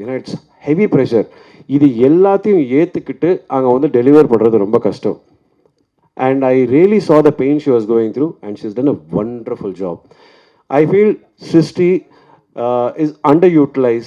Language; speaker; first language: Tamil; native; Tamil